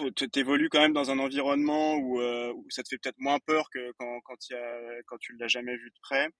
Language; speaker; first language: French; native; French